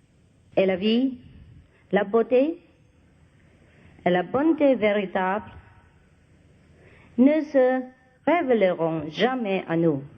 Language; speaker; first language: French; non-native, fluent; Vietnamese